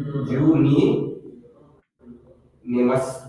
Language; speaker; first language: Japanese; non-native, learner; Bangla